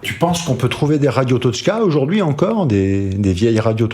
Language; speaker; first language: French; native; French